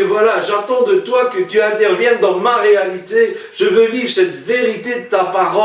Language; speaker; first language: French; native; French